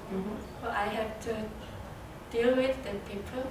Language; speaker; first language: English; non-native, learner; Korean